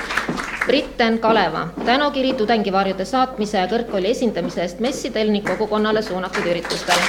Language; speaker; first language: Estonian; native; Estonian